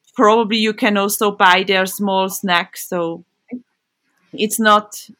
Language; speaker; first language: English; non-native, fluent; Swiss German